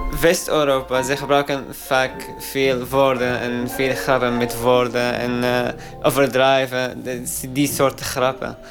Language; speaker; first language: Dutch; non-native, learner; Arabic